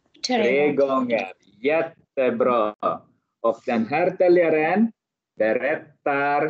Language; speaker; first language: Swedish; non-native, learner; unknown